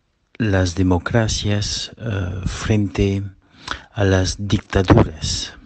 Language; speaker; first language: Spanish; early bilingual, heritage; Spanish